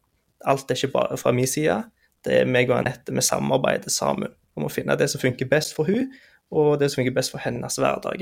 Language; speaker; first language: Norwegian; native; Norwegian